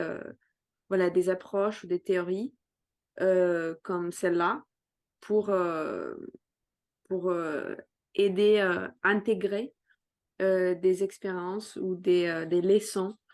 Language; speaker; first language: French; non-native, fluent; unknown